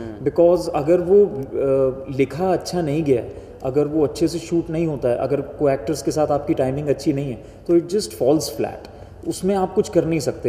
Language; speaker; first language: Hindi; native; Hindi